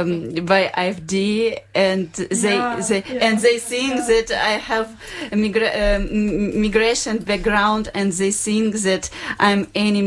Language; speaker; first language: English; non-native, learner; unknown